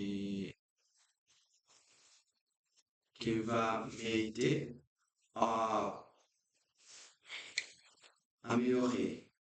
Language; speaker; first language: French; non-native, learner; Portuguese